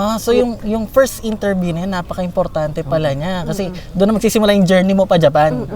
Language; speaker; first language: Filipino; native; Filipino